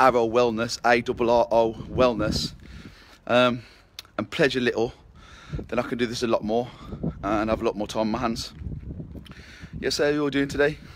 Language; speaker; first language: English; native; English